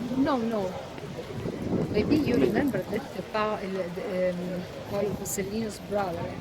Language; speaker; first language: English; non-native, learner; Italian